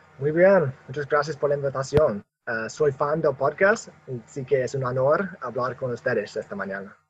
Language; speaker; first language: Spanish; non-native, fluent; English